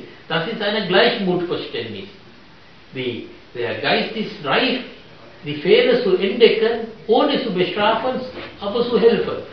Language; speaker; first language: German; non-native, fluent; Sinhala